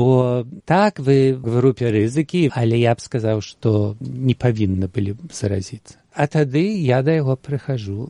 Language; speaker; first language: Belarusian; early bilingual, heritage; Belarusian